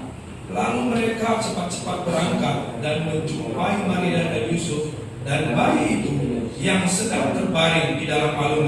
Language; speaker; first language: Indonesian; native; Indonesian